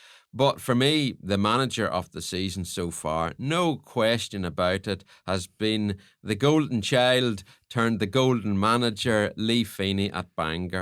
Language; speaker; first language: English; native; English